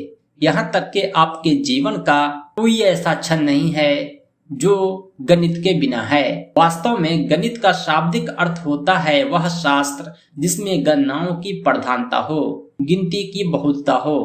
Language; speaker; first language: Hindi; native; Hindi